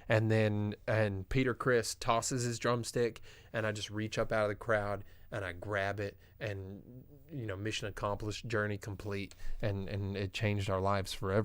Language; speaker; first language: English; native; English